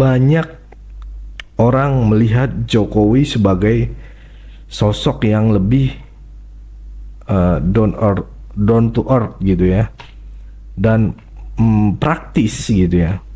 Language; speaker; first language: Indonesian; native; Indonesian